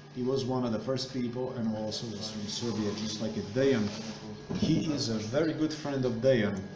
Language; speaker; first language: English; non-native, fluent; Slovenian